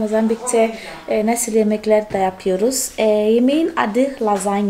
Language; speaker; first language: Turkish; non-native, fluent; Portuguese